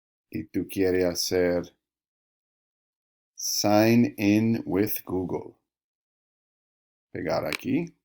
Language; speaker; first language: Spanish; non-native, learner; English